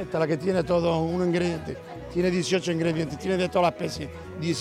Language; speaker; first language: Spanish; native; Spanish